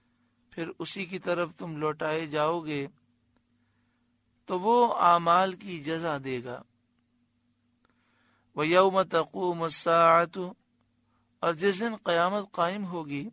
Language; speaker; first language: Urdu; native; Urdu